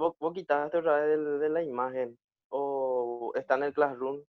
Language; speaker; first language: Spanish; native; Spanish